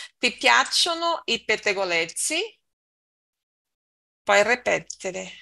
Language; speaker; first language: Italian; non-native, learner; Portuguese